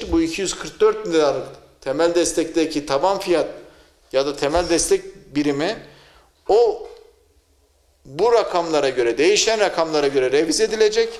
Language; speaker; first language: Turkish; native; Turkish